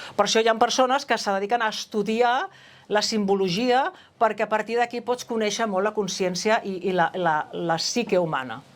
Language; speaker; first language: Catalan; non-native, local second language; Spanish